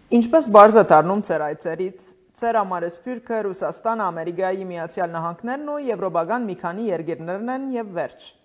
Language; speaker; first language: Armenian; native; Armenian